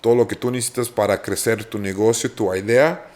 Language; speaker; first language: Spanish; early bilingual, heritage; Spanish